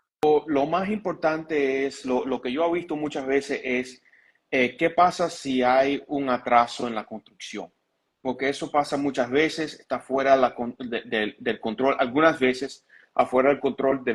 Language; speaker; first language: Spanish; early bilingual, heritage; Spanish